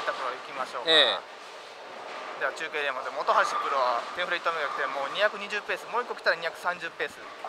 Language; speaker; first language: Japanese; native; Japanese